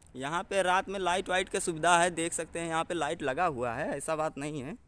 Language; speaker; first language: Hindi; native; Hindi